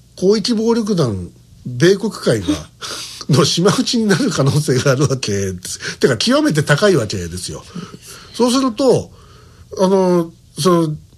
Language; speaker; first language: Japanese; native; Japanese